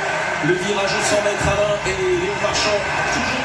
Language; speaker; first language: French; native; French